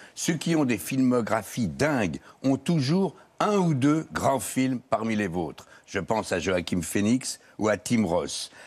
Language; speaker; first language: French; native; French